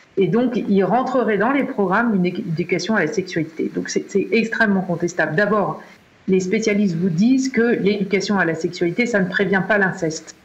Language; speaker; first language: French; native; French